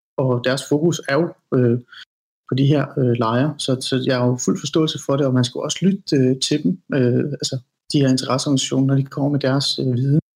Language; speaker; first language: Danish; early bilingual, other home language; Persian